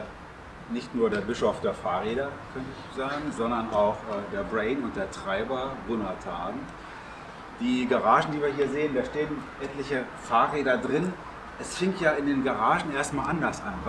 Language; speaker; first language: German; native; German